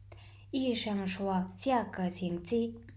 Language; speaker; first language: Chinese; non-native, fluent; Mongolian